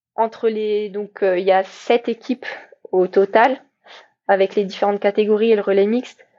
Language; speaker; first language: French; native; French